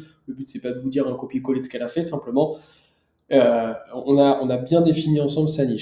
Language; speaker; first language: French; native; French